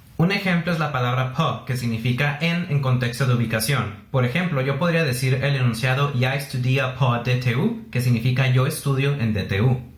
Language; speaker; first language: Spanish; native; Spanish